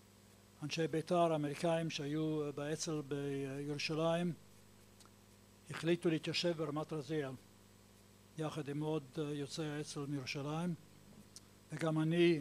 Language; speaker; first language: Hebrew; non-native, fluent; English